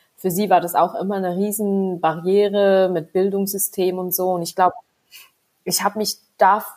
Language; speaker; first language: German; early bilingual, other home language; Vietnamese